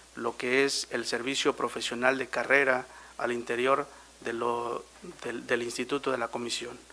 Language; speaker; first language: Spanish; native; Spanish